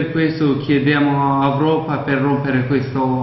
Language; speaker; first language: Italian; non-native, learner; Kurdish